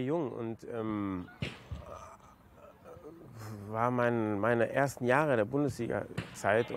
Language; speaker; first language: German; native; German